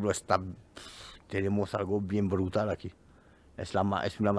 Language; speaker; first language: Spanish; non-native, learner; French